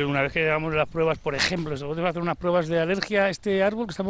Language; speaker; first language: Spanish; native; Spanish